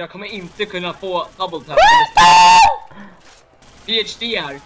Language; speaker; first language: Swedish; native; Swedish